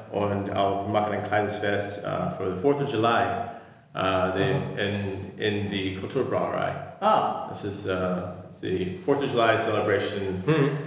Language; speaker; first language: German; non-native, learner; English